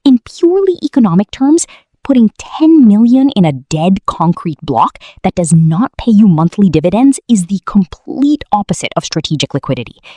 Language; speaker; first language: English; non-native, local second language; Filipino